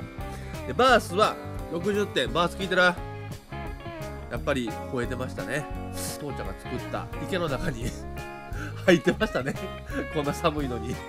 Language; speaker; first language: Japanese; native; Japanese